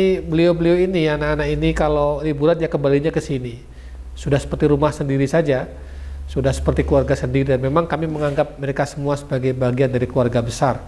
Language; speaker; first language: Indonesian; native; Indonesian